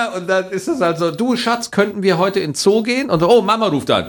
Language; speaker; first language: German; native; German